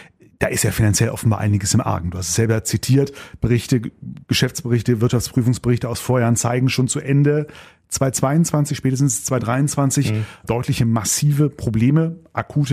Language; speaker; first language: German; native; German